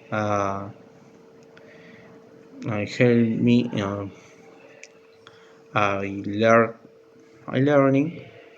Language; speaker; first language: English; non-native, learner; Spanish